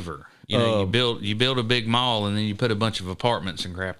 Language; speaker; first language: English; native; English